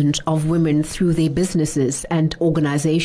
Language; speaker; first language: English; non-native, local second language; Xhosa